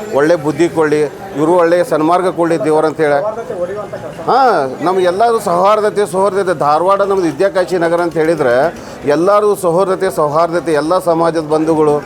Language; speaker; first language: Kannada; non-native, local second language; Urdu